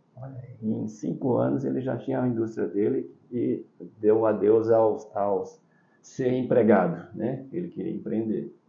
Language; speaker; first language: Portuguese; early bilingual, other home language; Chinese